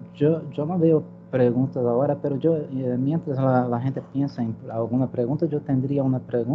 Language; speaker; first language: Spanish; non-native, fluent; Portuguese